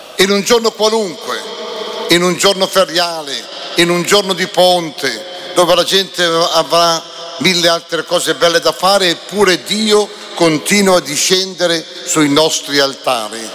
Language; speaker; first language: Italian; native; Italian